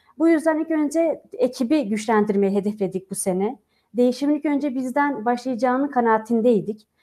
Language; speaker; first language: Turkish; non-native, local second language; Kurdish